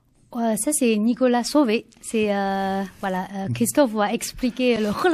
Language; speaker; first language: French; non-native, learner; Chinese